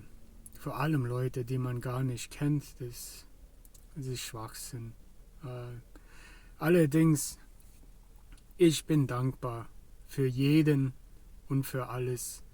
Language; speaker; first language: German; non-native, fluent; English